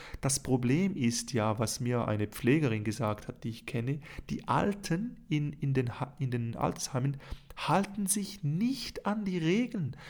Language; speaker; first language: German; native; German